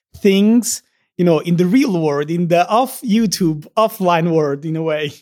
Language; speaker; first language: English; non-native, fluent; Italian